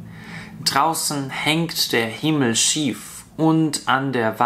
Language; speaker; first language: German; non-native, fluent; Russian